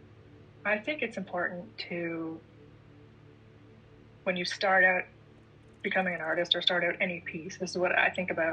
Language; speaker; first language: English; native; English